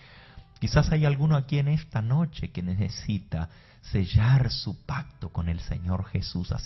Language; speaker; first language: Spanish; native; Spanish